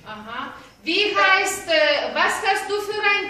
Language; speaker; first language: German; non-native, fluent; Lithuanian